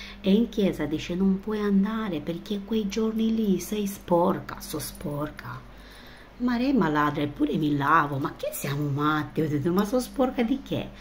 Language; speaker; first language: Italian; non-native, fluent; Romanian